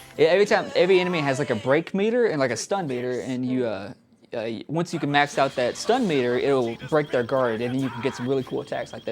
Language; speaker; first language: English; native; English